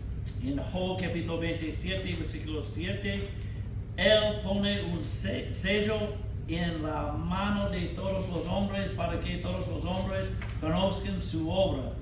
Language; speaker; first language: Spanish; non-native, fluent; English